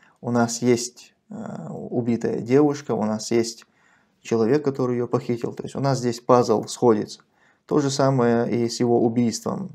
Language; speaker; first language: Russian; non-native, local second language; Chechen